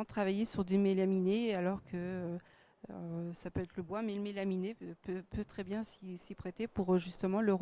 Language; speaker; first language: French; native; French